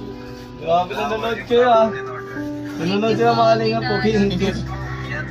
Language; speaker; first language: Filipino; non-native, local second language; Bikol